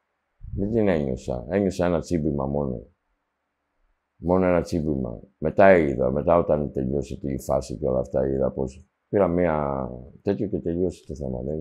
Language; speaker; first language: Greek; early bilingual, heritage; Greek